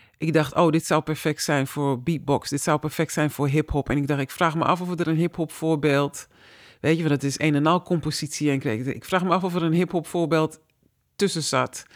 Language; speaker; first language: Dutch; native; Dutch